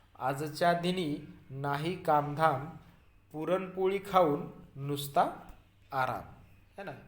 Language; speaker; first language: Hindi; non-native, local second language; Marathi